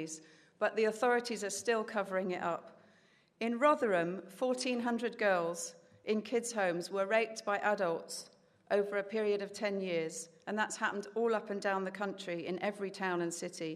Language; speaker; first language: English; native; English